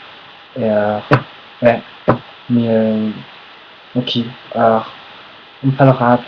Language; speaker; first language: French; non-native, learner; English